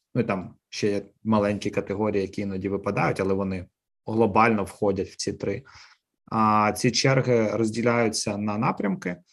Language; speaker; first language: Ukrainian; native; Ukrainian